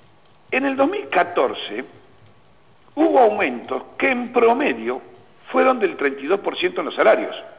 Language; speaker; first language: Spanish; native; Spanish